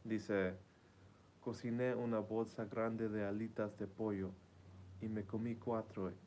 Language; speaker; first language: Spanish; early bilingual, heritage; Spanish